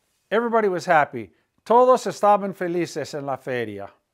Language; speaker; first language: English; native; English